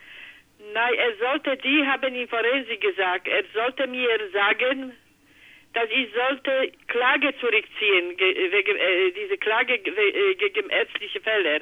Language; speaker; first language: German; non-native, learner; Polish